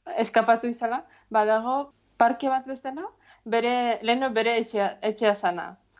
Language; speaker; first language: Basque; non-native, fluent; Ukrainian